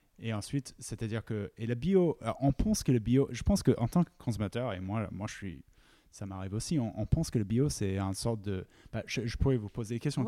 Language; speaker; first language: French; non-native, fluent; English